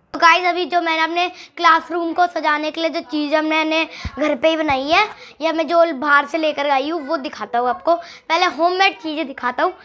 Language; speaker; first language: Hindi; native; Hindi